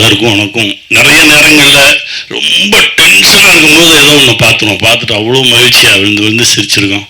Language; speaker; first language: Tamil; native; Tamil